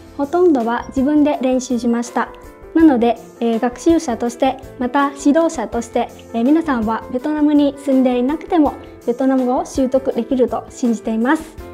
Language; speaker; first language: Japanese; non-native, fluent; Vietnamese